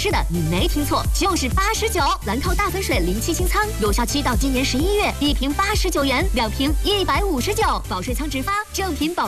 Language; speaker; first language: Chinese; native; Chinese